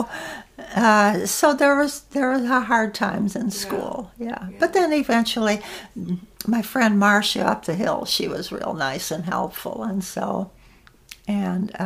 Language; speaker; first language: English; non-native, fluent; Dutch